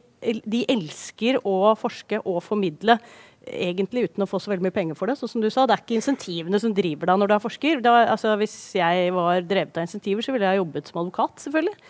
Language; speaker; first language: Norwegian; native; Norwegian